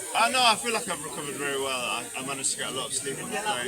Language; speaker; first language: English; early bilingual, other home language; Bangla